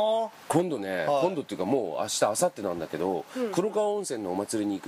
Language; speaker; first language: Japanese; native; Japanese